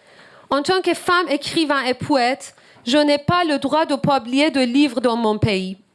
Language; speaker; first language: French; non-native, learner; Persian